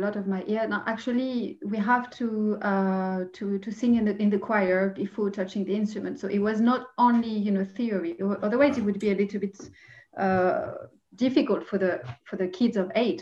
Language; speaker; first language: English; non-native, fluent; French